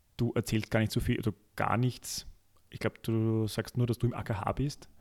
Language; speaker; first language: German; native; German